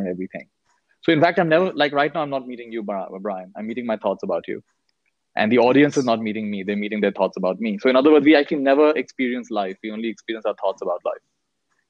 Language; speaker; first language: English; non-native, local second language; Hindi